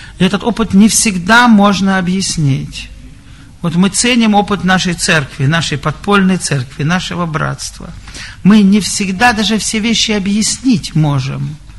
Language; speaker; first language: Russian; native; Russian